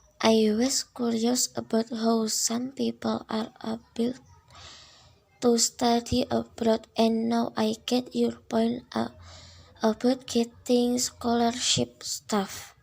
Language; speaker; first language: English; non-native, learner; Indonesian